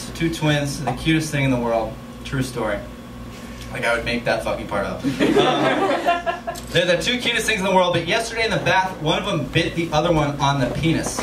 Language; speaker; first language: English; native; English